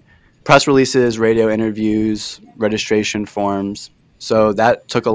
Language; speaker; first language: English; native; English